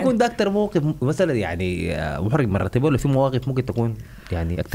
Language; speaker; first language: Arabic; native; Arabic